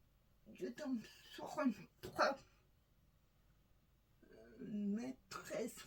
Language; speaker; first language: French; non-native, learner; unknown